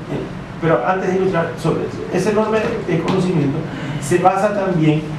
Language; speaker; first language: Spanish; native; Spanish